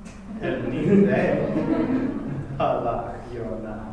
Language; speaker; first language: Hebrew; non-native, fluent; English